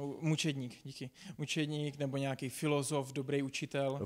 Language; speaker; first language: Czech; non-native, fluent; English